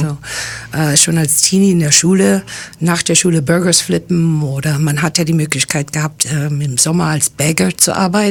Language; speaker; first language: German; non-native, fluent; English